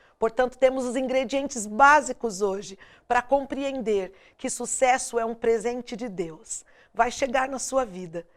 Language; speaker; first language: Portuguese; native; Portuguese